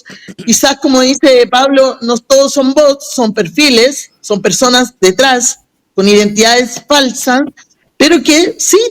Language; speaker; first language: Spanish; native; Spanish